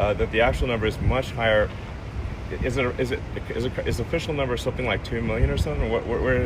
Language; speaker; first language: English; native; English